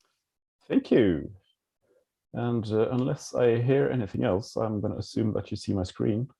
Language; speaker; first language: English; non-native, fluent; Norwegian